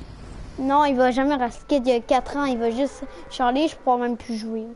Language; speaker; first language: French; native; French